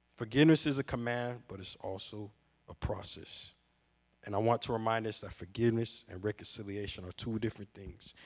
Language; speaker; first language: English; native; English